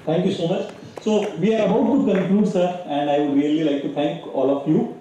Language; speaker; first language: English; non-native, local second language; Marathi